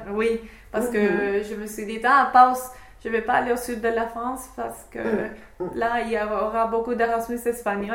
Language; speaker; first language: French; non-native, fluent; English